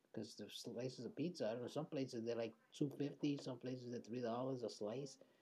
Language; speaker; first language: English; early bilingual, other home language; Spanish